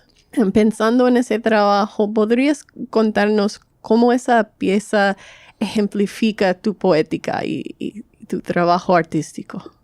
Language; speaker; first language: Spanish; non-native, fluent; English